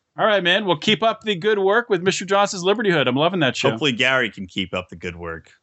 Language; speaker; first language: English; native; English